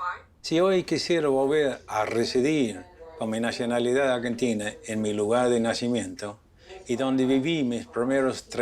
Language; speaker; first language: Spanish; non-native, fluent; English